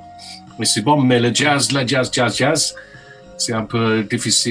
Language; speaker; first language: French; non-native, fluent; English